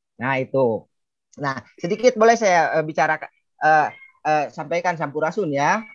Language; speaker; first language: Indonesian; non-native, local second language; Sundanese